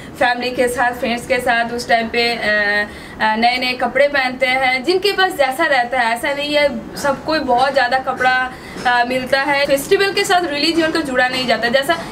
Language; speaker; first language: Hindi; non-native, local second language; Bangla